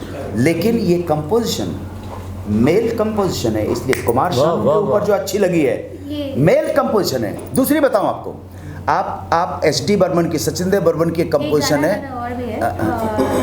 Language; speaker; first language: Hindi; native; Hindi